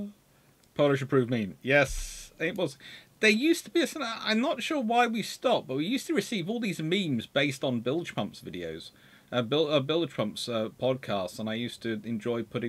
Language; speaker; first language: English; native; English